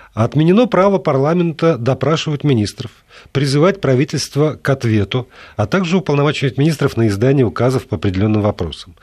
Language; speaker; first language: Russian; native; Russian